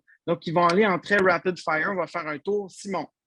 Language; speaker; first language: French; native; French